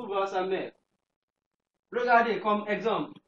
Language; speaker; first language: French; non-native, fluent; English